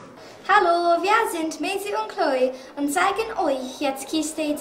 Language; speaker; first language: German; non-native, learner; English